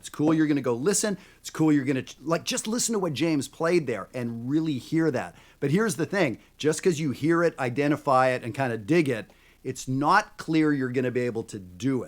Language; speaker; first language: English; native; English